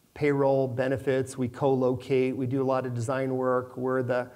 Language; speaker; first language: English; native; English